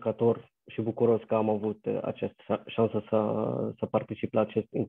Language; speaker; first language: Romanian; non-native, fluent; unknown